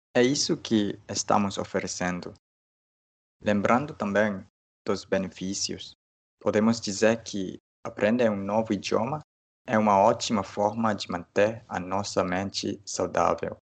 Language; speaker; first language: Portuguese; non-native, fluent; Malay